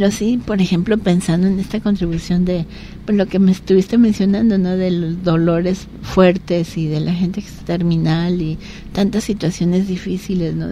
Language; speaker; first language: Spanish; native; Spanish